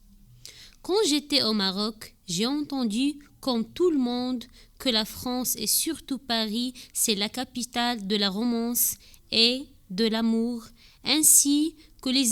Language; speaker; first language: French; non-native, learner; Arabic